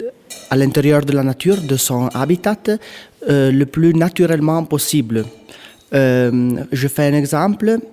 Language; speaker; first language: French; non-native, local second language; Italian